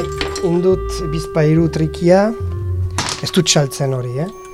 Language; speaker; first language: Basque; non-native, learner; French